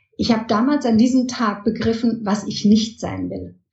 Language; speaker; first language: German; early bilingual, heritage; German